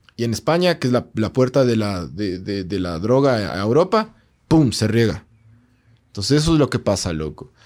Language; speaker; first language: Spanish; native; Spanish